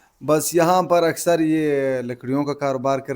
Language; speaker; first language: Hindi; non-native, local second language; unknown